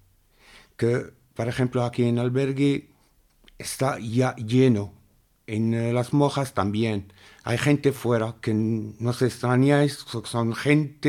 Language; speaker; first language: Spanish; non-native, fluent; Arabic